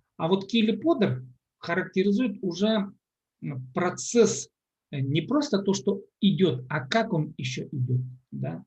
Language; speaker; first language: Russian; non-native, local second language; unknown